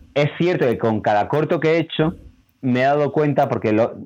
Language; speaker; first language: Spanish; native; Spanish